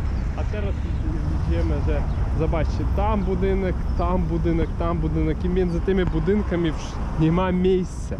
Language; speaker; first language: Polish; non-native, learner; Ukrainian